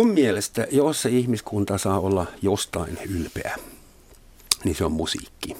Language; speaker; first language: Finnish; non-native, fluent; German